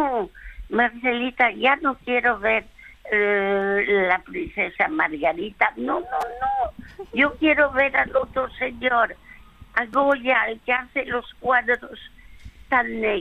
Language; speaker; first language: Spanish; early bilingual, other home language; French